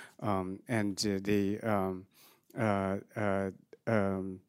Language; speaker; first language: English; non-native, fluent; Chinese